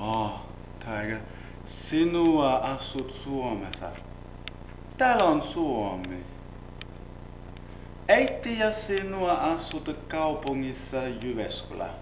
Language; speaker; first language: Finnish; non-native, learner; Danish